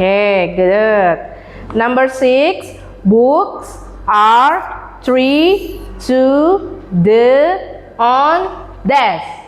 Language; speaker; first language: English; non-native, learner; Indonesian